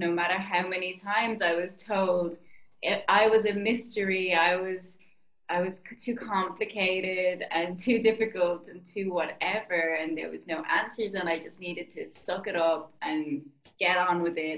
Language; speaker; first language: English; native; English